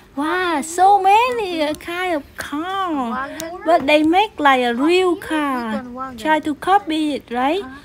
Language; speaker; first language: English; non-native, learner; Vietnamese